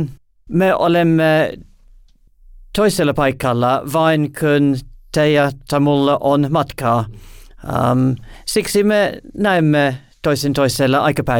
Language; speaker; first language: Finnish; non-native, learner; English